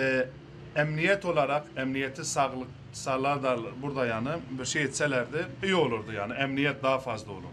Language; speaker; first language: Turkish; non-native, fluent; Arabic